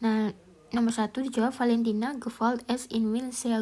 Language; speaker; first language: German; non-native, learner; Indonesian